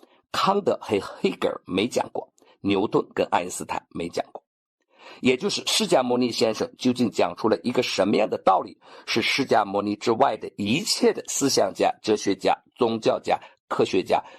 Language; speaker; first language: Chinese; native; Chinese